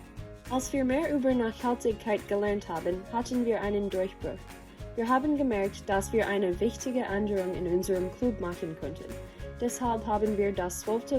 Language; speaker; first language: German; non-native, learner; English